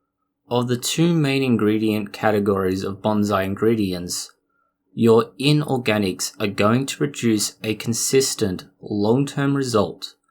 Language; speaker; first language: English; native; English